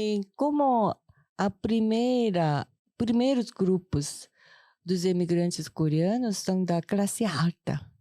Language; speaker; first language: Portuguese; non-native, fluent; Korean